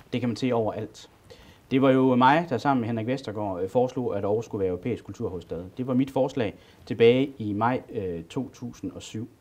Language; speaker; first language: Danish; native; Danish